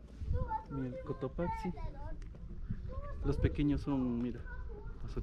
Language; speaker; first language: Spanish; native; Spanish